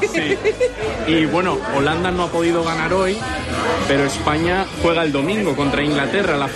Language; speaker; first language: Spanish; native; Spanish